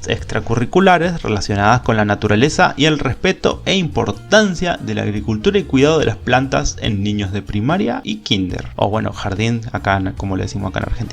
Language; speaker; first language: Spanish; native; Spanish